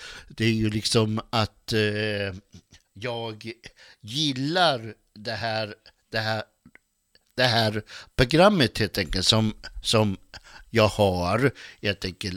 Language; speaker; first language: Swedish; native; Swedish